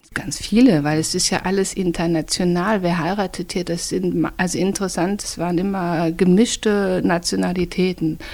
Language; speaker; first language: German; native; German